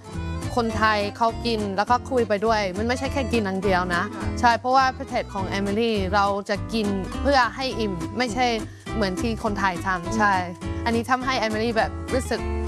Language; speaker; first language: Thai; non-native, fluent; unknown